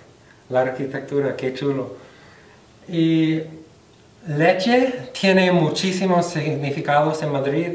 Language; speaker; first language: Spanish; non-native, fluent; English